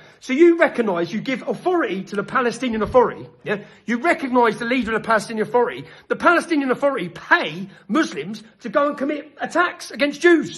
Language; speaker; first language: English; native; English